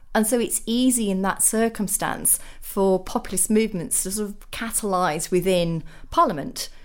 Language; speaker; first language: English; native; English